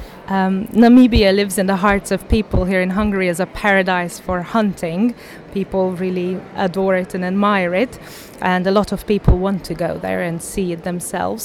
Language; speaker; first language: English; non-native, fluent; Hungarian